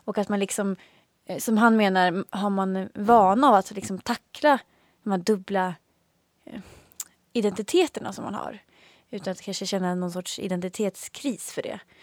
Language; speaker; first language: Swedish; native; Swedish